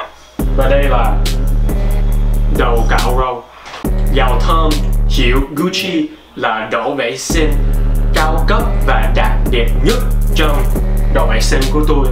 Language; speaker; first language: Vietnamese; early bilingual, heritage; Vietnamese